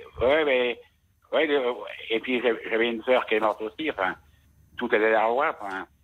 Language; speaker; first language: French; native; French